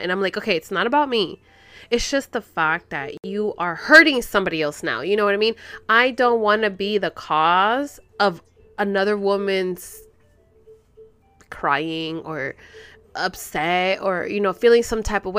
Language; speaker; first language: English; early bilingual, other home language; Spanish